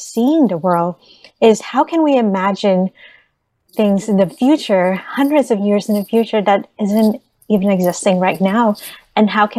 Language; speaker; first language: English; early bilingual, other home language; Vietnamese